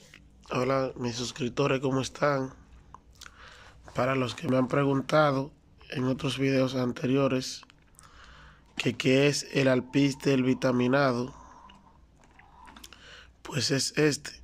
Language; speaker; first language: Spanish; native; Spanish